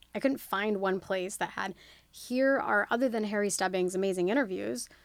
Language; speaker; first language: English; native; English